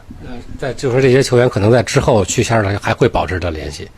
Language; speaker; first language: Chinese; native; Chinese